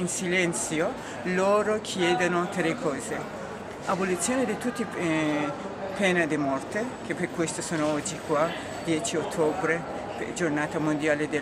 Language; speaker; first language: Italian; non-native, learner; Persian